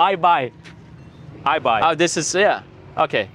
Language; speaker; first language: English; non-native, learner; Lithuanian